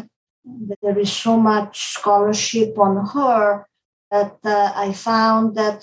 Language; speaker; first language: English; non-native, fluent; Italian